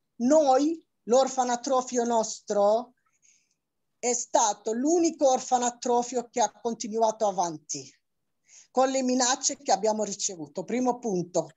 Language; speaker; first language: Italian; non-native, fluent; Arabic